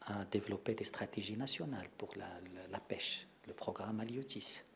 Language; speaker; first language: French; non-native, local second language; Arabic